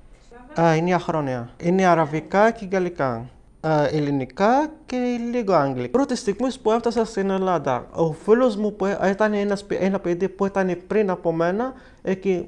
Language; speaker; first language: Greek; non-native, learner; Arabic